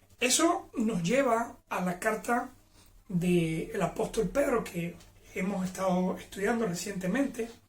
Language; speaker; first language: Spanish; native; Spanish